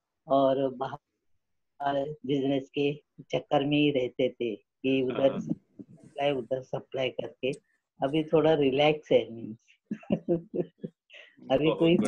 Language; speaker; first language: Hindi; non-native, local second language; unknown